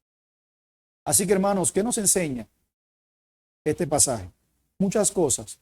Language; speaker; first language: Spanish; native; Spanish